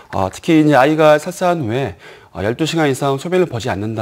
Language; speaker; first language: Korean; native; Korean